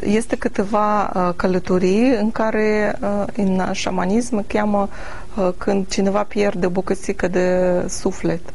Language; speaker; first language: Romanian; non-native, learner; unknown